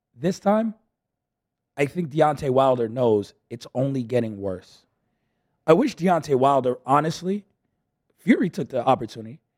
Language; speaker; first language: English; early bilingual, other home language; Spanish